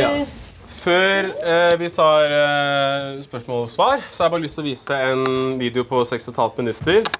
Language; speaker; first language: Norwegian; native; Norwegian